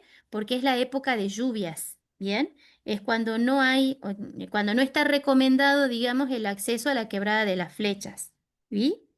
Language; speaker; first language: Spanish; native; Spanish